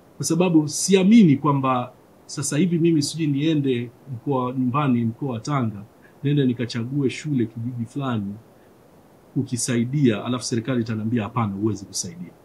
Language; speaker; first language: Swahili; native; Swahili